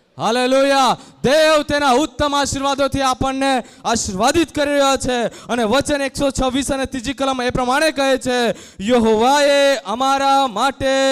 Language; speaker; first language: Gujarati; non-native, local second language; Gamit